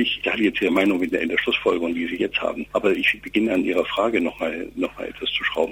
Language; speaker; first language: German; native; German